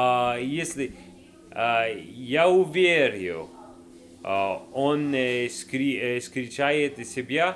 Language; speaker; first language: Russian; non-native, learner; English